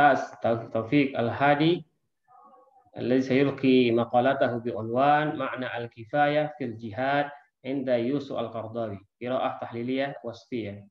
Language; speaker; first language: Arabic; non-native, fluent; Indonesian